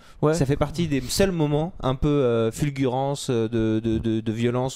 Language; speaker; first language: French; native; French